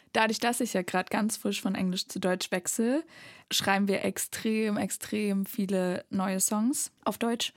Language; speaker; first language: German; native; German